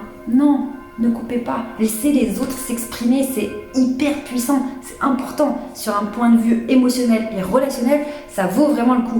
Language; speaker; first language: French; native; French